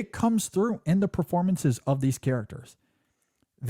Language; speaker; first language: English; native; English